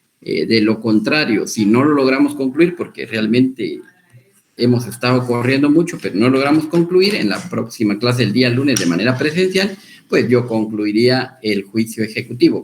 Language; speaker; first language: Spanish; native; Spanish